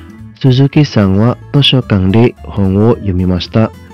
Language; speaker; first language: Japanese; non-native, fluent; Indonesian